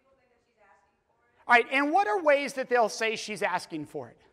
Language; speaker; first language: English; native; English